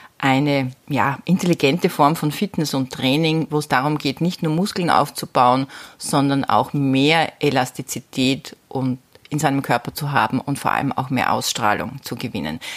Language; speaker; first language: German; native; German